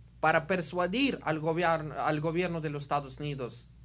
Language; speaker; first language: Spanish; non-native, fluent; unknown